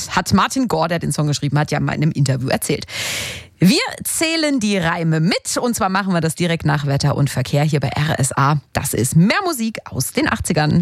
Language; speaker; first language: German; native; German